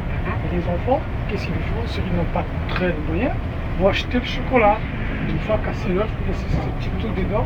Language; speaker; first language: French; non-native, fluent; Portuguese